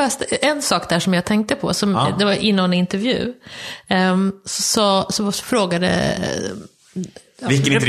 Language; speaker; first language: Swedish; native; Swedish